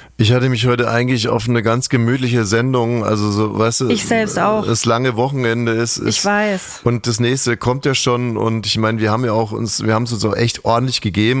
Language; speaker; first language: German; native; German